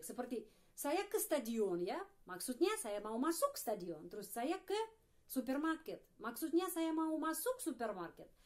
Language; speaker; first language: Indonesian; non-native, fluent; Russian